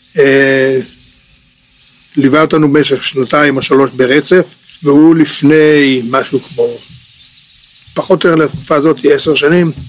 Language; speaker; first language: Hebrew; native; Hebrew